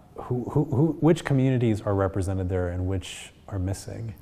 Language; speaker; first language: English; early bilingual, other home language; Spanish